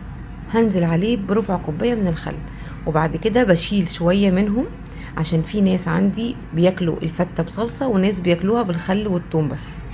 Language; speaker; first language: Arabic; native; Arabic